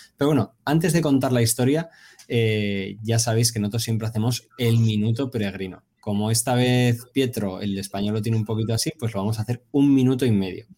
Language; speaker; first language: Spanish; native; Spanish